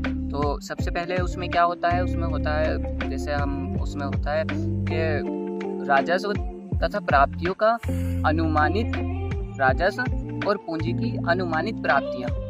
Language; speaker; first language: Hindi; native; Hindi